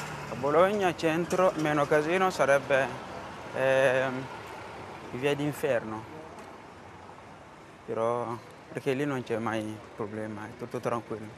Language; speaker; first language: Italian; non-native, fluent; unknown